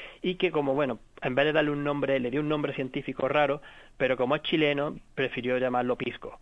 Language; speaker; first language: Spanish; native; Spanish